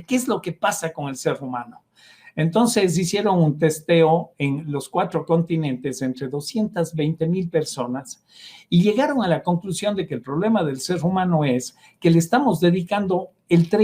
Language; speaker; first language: Spanish; native; Spanish